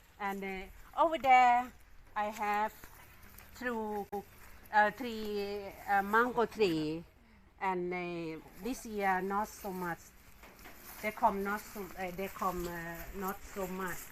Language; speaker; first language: English; non-native, learner; Thai